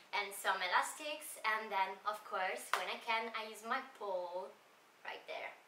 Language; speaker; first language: English; non-native, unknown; Italian